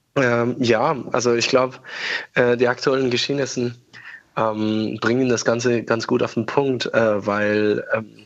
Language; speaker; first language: German; non-native, fluent; Persian